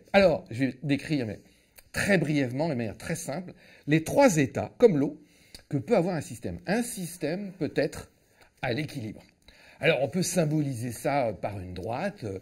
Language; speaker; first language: French; native; French